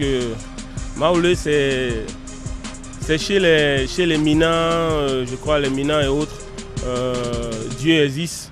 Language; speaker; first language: French; native; French